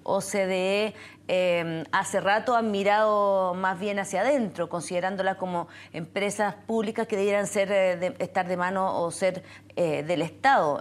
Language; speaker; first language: Spanish; native; Spanish